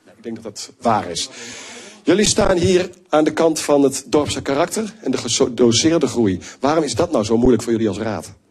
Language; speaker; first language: Dutch; native; Dutch